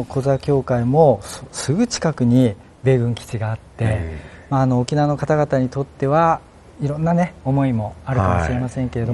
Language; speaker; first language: Japanese; native; Japanese